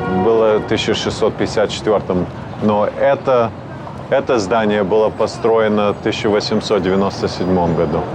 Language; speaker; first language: Russian; early bilingual, heritage; Russian